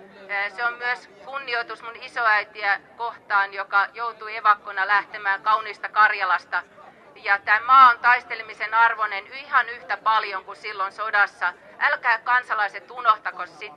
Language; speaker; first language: Finnish; native; Finnish